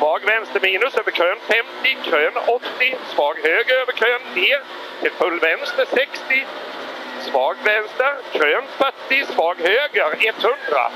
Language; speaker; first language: Swedish; native; Swedish